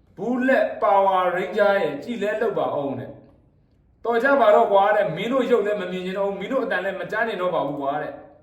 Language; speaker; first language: Burmese; native; Burmese